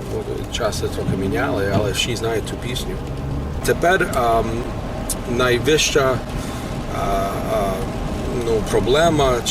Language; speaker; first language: Ukrainian; early bilingual, heritage; Ukrainian